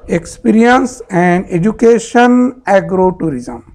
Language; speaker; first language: English; non-native, local second language; Marathi